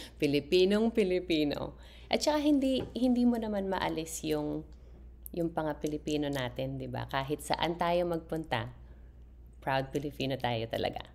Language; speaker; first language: Filipino; non-native, local second language; Pampanga